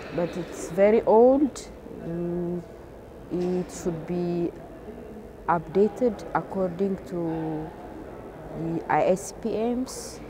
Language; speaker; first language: English; non-native, fluent; Amharic